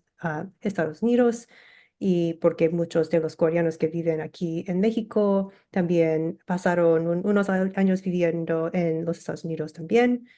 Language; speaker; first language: Spanish; early bilingual, heritage; English